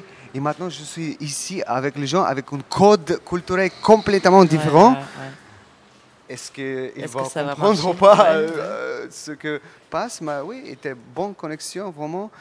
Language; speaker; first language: French; non-native, learner; Russian